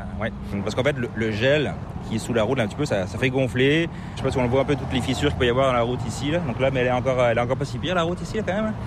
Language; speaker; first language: French; native; French